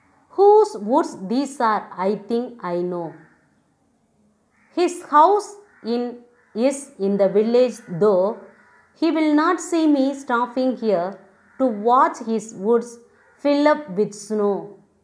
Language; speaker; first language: English; non-native, local second language; Tamil